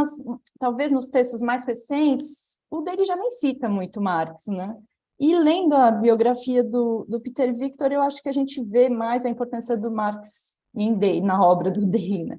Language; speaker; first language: Portuguese; native; Portuguese